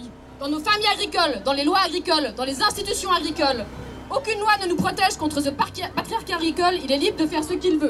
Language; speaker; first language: French; native; French